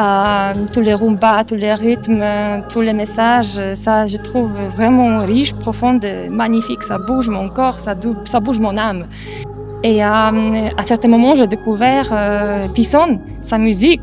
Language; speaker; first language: French; non-native, fluent; Polish